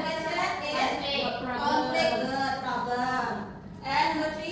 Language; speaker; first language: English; non-native, learner; Indonesian